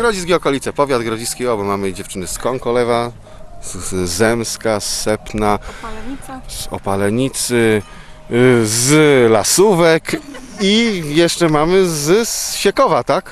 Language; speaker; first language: Polish; native; Polish